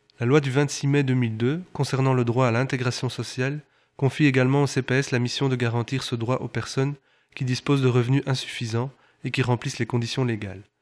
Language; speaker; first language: French; native; French